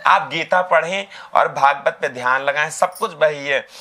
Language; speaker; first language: Hindi; native; Hindi